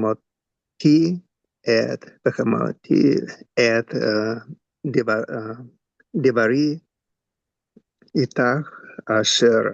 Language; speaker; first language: Hebrew; non-native, learner; English